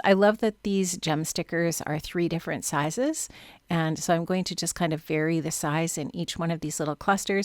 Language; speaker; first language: English; native; English